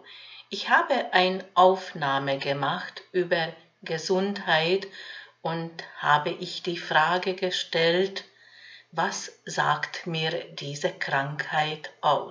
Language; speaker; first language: German; non-native, fluent; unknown